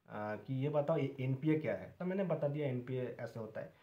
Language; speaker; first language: Hindi; non-native, local second language; Bangla